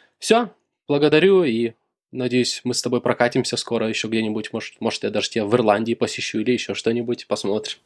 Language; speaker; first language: Russian; native; Russian